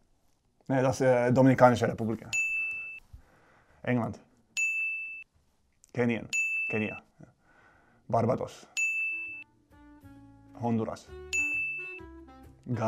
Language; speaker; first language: German; non-native, fluent; Finnish